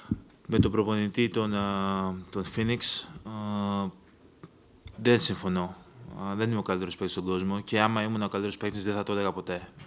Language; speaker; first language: Greek; early bilingual, other home language; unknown